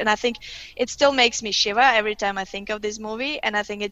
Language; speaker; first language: English; non-native, fluent; Russian